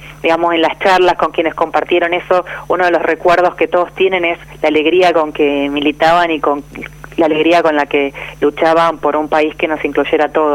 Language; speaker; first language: Spanish; native; Spanish